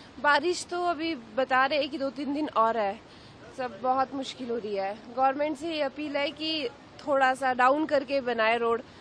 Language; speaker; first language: Hindi; native; Hindi